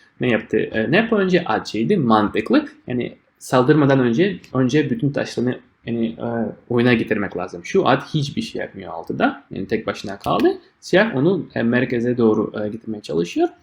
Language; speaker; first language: Turkish; non-native, fluent; Russian